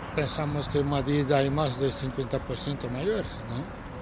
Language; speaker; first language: Spanish; non-native, learner; Romanian